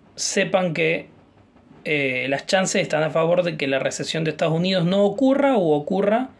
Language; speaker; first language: Spanish; native; Spanish